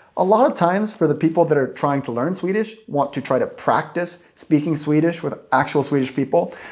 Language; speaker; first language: English; native; English